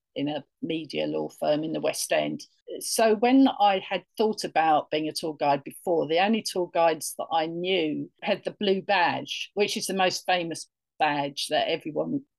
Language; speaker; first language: English; native; English